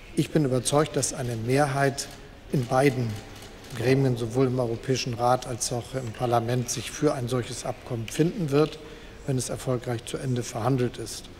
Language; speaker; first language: German; native; German